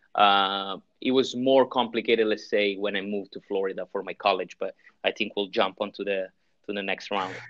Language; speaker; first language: English; non-native, fluent; Italian